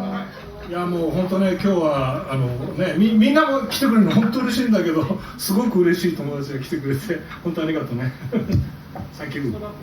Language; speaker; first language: Japanese; native; Japanese